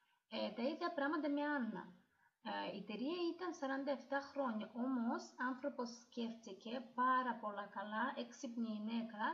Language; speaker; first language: Greek; non-native, learner; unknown